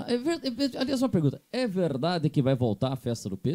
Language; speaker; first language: Portuguese; native; Portuguese